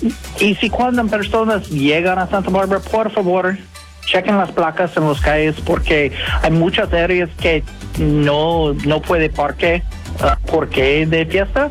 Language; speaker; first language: Spanish; non-native, learner; English